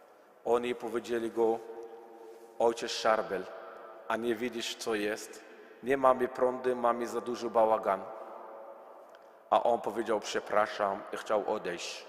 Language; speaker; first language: Polish; non-native, learner; Arabic